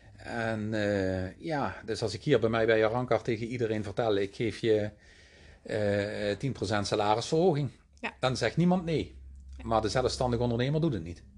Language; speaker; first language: Dutch; native; Dutch